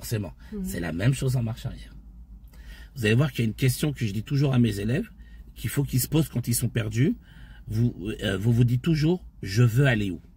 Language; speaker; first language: French; native; French